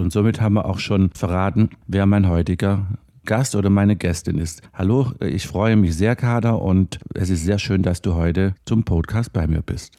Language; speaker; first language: German; native; German